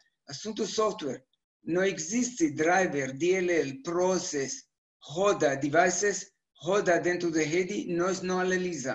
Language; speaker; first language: Portuguese; non-native, learner; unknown